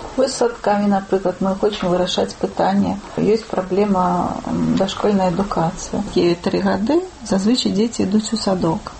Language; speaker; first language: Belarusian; native; Belarusian